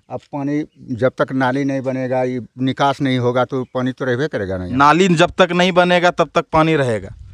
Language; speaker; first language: Hindi; native; Hindi